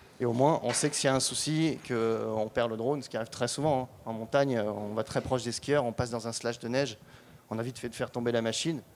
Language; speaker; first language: French; native; French